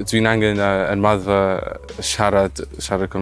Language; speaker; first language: Welsh; non-native, learner; English